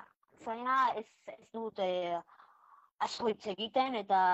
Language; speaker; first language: Basque; non-native, local second language; Spanish